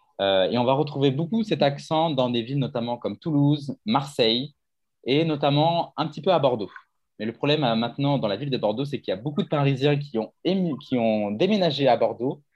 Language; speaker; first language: French; native; French